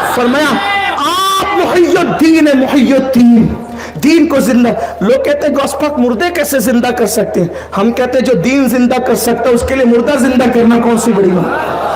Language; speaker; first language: Urdu; native; Urdu